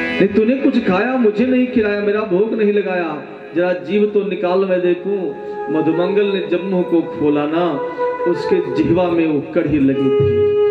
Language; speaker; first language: Hindi; native; Hindi